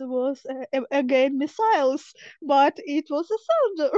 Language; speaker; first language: English; non-native, fluent; Ukrainian